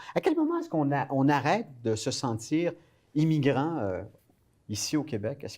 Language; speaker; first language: French; native; French